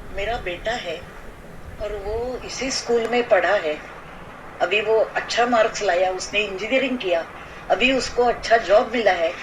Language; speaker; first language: Hindi; non-native, local second language; Marathi